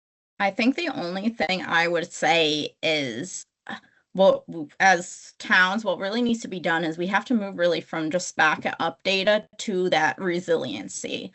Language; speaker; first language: English; native; English